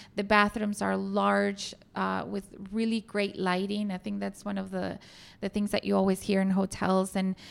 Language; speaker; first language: English; non-native, fluent; Spanish